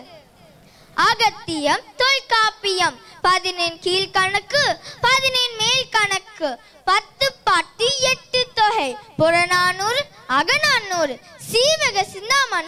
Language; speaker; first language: Tamil; early bilingual, heritage; Tamil